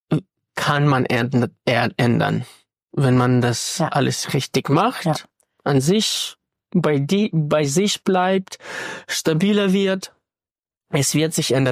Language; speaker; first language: German; non-native, fluent; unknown